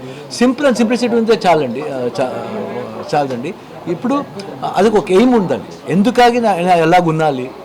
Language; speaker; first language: Telugu; non-native, learner; Kannada